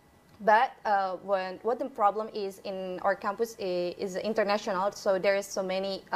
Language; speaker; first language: English; non-native, fluent; Indonesian